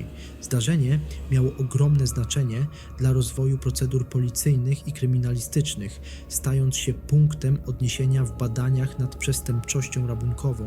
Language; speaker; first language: Polish; native; Polish